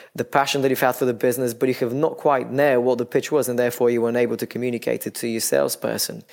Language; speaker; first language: English; non-native, fluent; Bulgarian